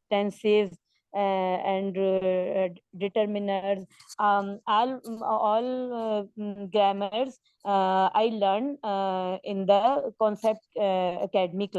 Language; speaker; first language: English; non-native, learner; Urdu